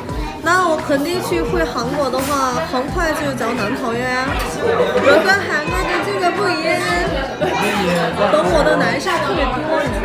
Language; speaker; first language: Chinese; non-native, fluent; Korean